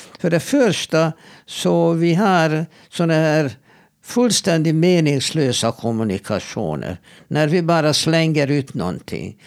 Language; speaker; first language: Swedish; non-native, fluent; Hebrew